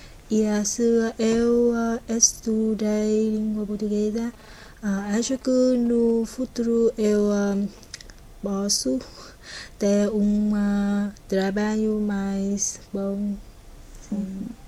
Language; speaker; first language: Portuguese; non-native, learner; Vietnamese